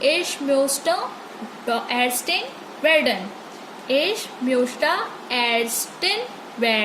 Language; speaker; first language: German; non-native, learner; Hindi